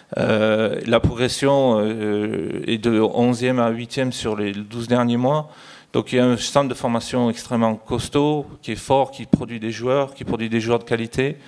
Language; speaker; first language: French; native; French